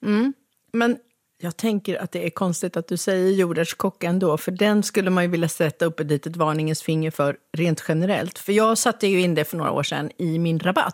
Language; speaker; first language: Swedish; native; Swedish